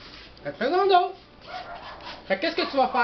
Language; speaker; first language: French; native; French